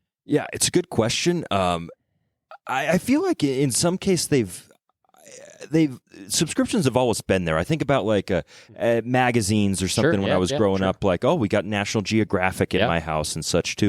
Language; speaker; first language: English; native; English